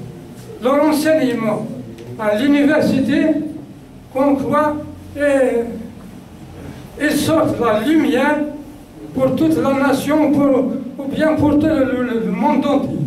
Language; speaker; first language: French; non-native, local second language; Kabyle